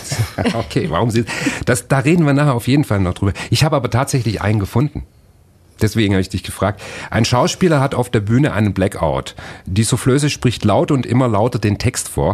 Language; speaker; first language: German; native; German